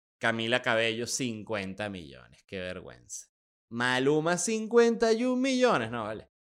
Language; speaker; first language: Spanish; native; Spanish